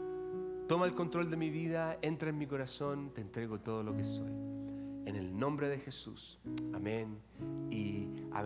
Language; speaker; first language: Spanish; native; Spanish